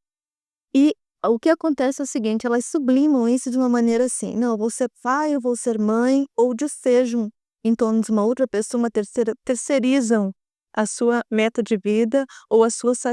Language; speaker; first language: Portuguese; native; Portuguese